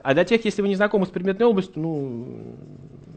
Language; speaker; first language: Russian; native; Russian